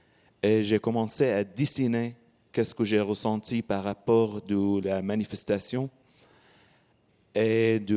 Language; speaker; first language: French; non-native, learner; Arabic